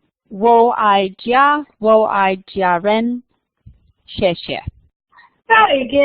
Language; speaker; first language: Chinese; non-native, fluent; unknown